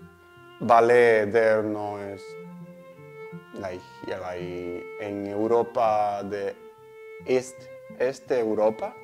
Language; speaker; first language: English; non-native, learner; Spanish